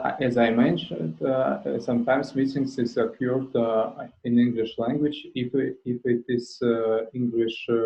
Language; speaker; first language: English; non-native, learner; Russian